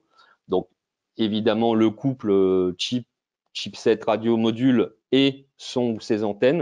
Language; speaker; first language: French; native; French